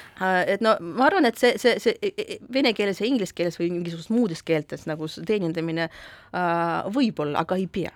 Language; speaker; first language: Estonian; non-native, local second language; Russian